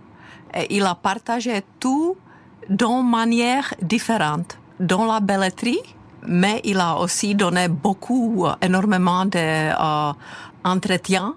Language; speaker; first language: French; non-native, fluent; Czech